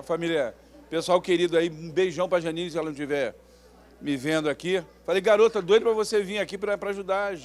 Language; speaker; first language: Portuguese; native; Portuguese